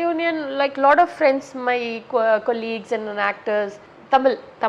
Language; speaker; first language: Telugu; non-native, learner; Tamil